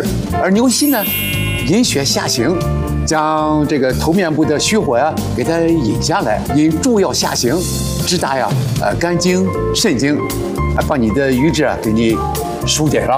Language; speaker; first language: Chinese; native; Chinese